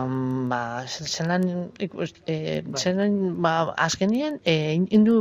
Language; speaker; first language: Basque; native; Basque